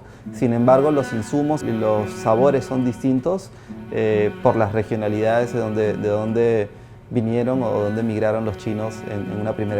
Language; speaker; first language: Spanish; native; Spanish